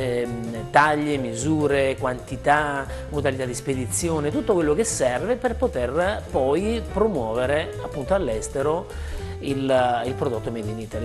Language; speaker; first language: Italian; native; Italian